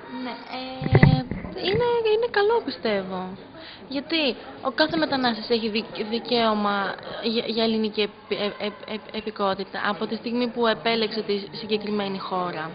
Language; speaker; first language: Greek; early bilingual, other home language; Bulgarian